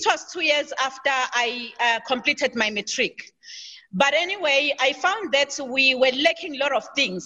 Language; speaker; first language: English; non-native, local second language; Zulu